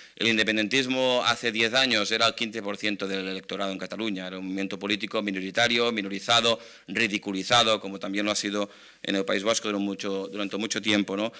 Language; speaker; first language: Spanish; non-native, local second language; Catalan